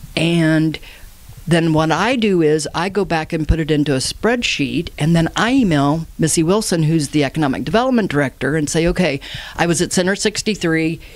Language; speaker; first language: English; native; English